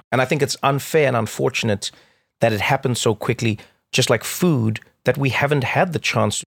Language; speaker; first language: English; native; English